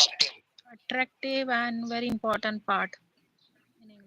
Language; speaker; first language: English; non-native, learner; Hindi